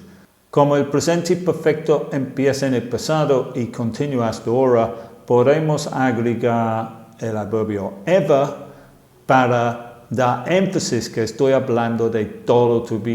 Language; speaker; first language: Spanish; non-native, fluent; English